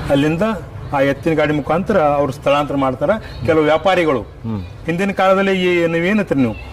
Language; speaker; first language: Kannada; non-native, local second language; Marathi